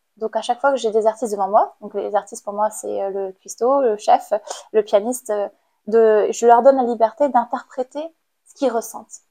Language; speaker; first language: French; non-native, fluent; Khmer